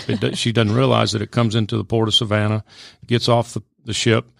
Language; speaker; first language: English; native; English